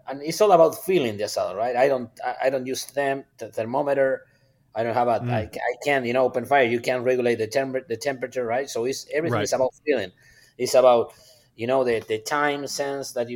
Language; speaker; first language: English; non-native, fluent; Spanish